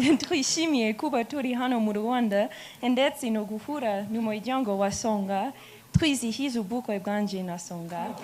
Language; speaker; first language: Kinyarwanda; non-native, learner; English